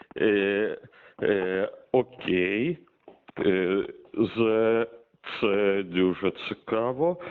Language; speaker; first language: Ukrainian; non-native, learner; Russian